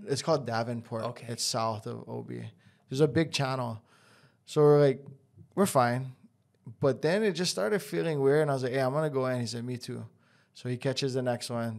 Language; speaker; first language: English; native; English